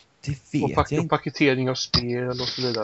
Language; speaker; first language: Swedish; native; Swedish